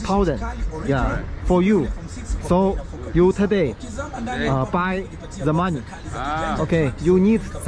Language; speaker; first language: English; non-native, learner; Chinese